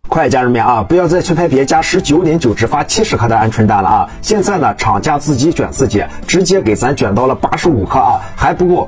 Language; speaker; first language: Chinese; native; Chinese